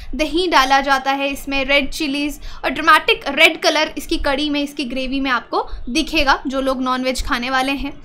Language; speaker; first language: Hindi; native; Hindi